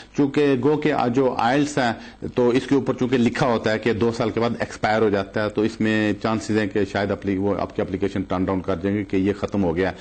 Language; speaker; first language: Urdu; non-native, local second language; Punjabi